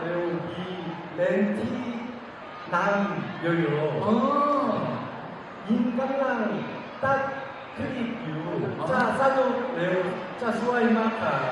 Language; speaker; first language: Thai; non-native, learner; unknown